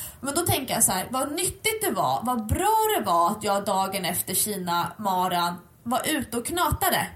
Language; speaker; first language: Swedish; native; Swedish